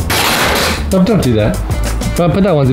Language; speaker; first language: English; native; English